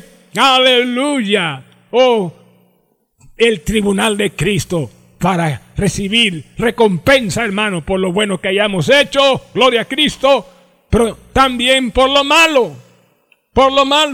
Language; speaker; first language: Spanish; native; Spanish